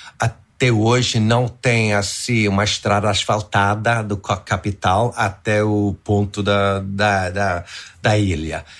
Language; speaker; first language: Portuguese; non-native, fluent; Swedish